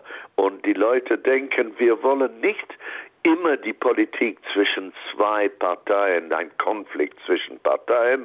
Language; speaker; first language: German; non-native, fluent; English